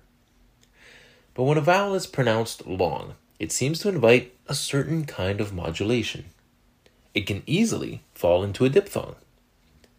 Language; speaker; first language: English; non-native, fluent; French